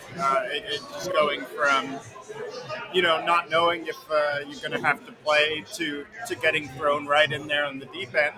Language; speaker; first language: English; native; English